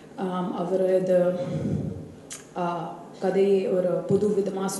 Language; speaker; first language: Tamil; non-native, learner; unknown